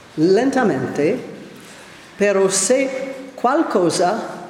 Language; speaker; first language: Italian; non-native, learner; English